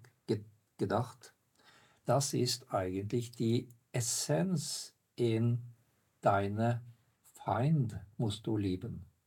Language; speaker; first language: German; non-native, fluent; Norwegian